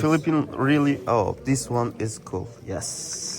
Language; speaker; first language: English; non-native, learner; Turkish